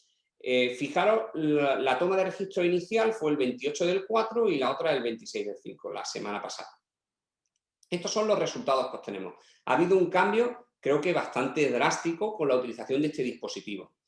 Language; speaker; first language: Spanish; native; Spanish